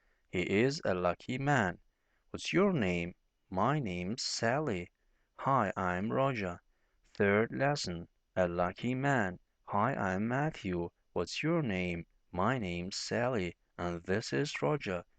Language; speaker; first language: English; non-native, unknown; Turkish